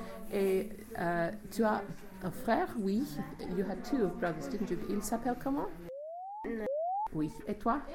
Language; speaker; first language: English; native; English